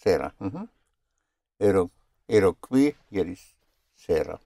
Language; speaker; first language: Italian; non-native, fluent; English